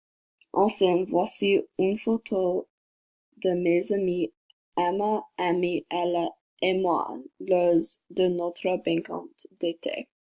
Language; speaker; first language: French; non-native, learner; English